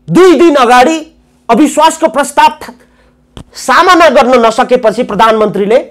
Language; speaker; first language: Nepali; native; Nepali